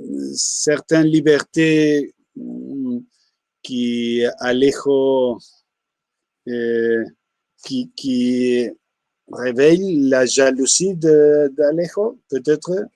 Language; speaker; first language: French; non-native, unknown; Spanish